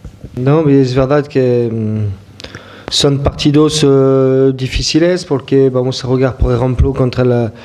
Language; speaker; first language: Spanish; non-native, fluent; French